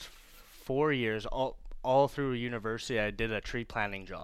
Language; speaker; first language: English; native; English